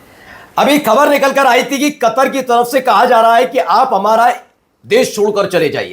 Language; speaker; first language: Hindi; native; Hindi